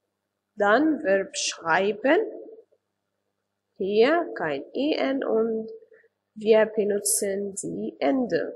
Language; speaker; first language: German; non-native, fluent; Arabic